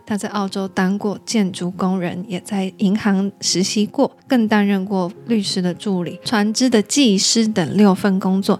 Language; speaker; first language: Chinese; native; Chinese